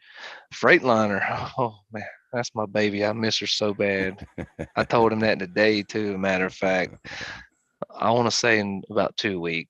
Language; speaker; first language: English; native; English